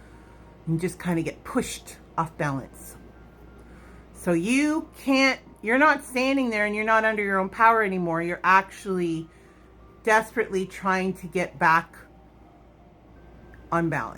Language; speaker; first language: English; native; English